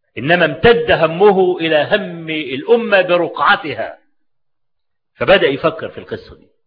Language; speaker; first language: Arabic; native; Arabic